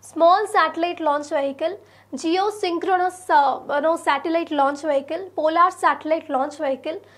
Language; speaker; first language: English; non-native, local second language; Telugu